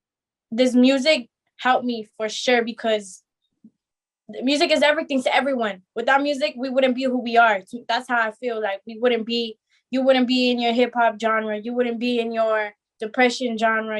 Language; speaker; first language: English; native; English